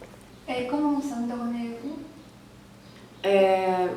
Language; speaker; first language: French; non-native, learner; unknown